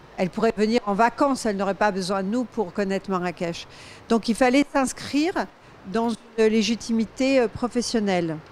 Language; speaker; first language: French; native; French